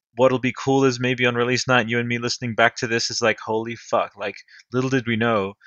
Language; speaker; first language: English; early bilingual, other home language; Italian